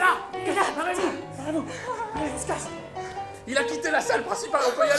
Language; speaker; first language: French; native; French